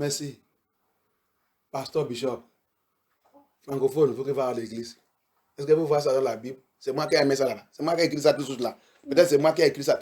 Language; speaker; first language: French; non-native, learner; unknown